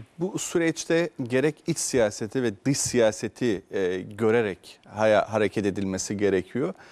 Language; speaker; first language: Turkish; native; Turkish